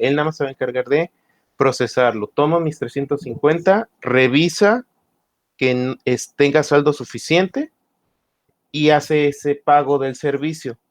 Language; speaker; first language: Spanish; native; Spanish